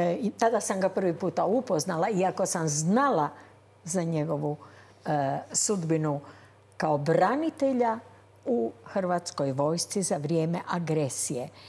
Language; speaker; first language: Croatian; native; Croatian